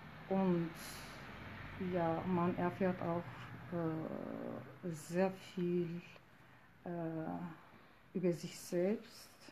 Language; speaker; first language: German; non-native, fluent; Turkish